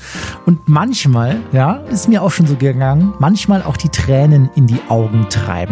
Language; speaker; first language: German; native; German